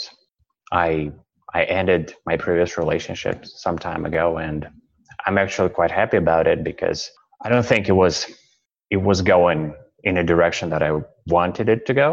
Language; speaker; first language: English; non-native, fluent; Russian